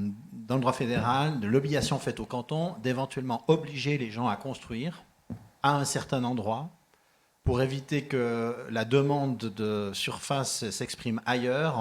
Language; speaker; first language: French; native; French